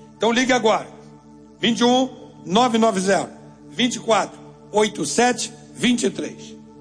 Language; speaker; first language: Portuguese; native; Portuguese